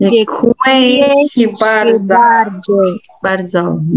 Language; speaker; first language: Polish; non-native, learner; Indonesian